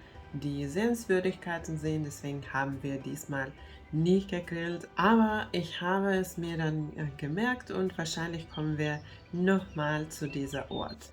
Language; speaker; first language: German; non-native, fluent; Finnish